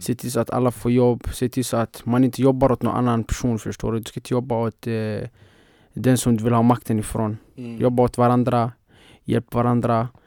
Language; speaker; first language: Swedish; non-native, fluent; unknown